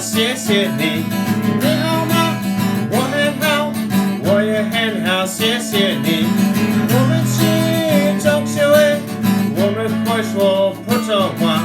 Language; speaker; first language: Chinese; non-native, fluent; English